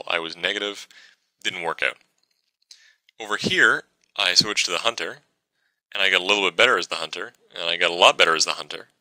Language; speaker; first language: English; native; English